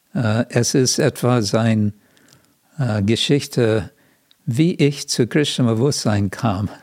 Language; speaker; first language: German; non-native, fluent; English